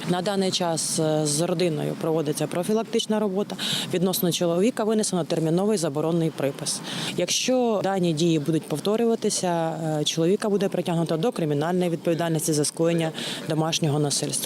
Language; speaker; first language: Ukrainian; native; Ukrainian